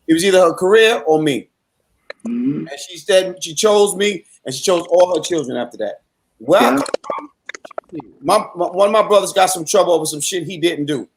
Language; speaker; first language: English; native; English